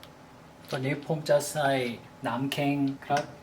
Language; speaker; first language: Thai; non-native, learner; Korean